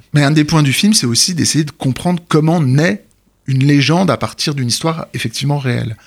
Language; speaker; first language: French; native; French